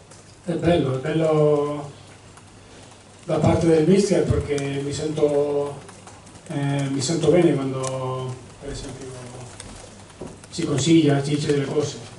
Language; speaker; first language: Italian; non-native, fluent; Spanish